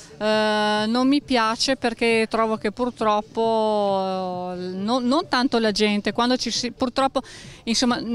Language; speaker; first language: Italian; native; Italian